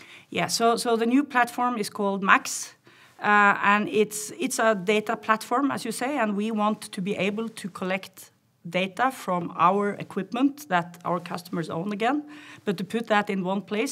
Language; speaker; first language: English; non-native, fluent; Norwegian